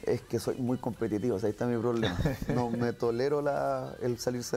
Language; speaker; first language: Spanish; native; Spanish